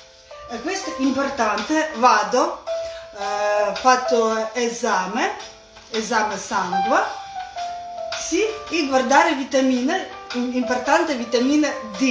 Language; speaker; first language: Italian; non-native, learner; Russian